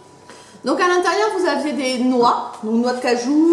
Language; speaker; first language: French; native; French